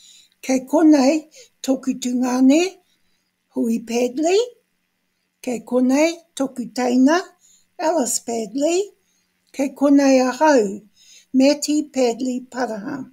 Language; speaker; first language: Māori; non-native, local second language; English